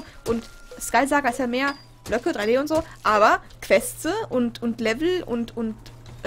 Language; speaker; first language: German; native; German